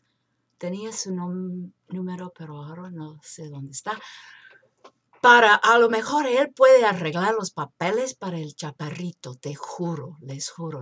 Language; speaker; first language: Spanish; non-native, fluent; English